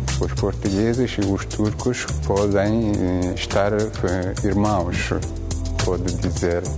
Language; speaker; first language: Portuguese; non-native, learner; Turkish